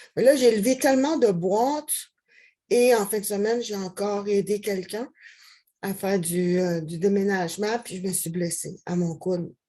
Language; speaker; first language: French; native; French